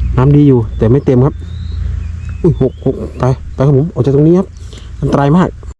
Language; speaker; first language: Thai; native; Thai